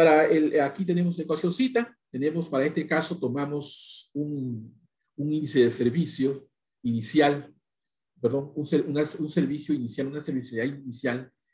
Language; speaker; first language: Spanish; native; Spanish